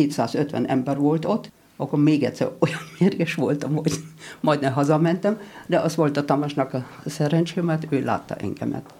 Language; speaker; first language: Hungarian; non-native, learner; German